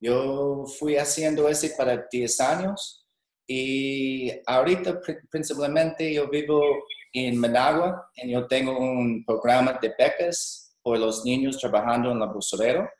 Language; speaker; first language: Spanish; non-native, learner; English